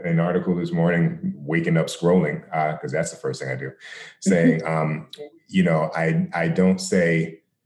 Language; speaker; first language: English; native; English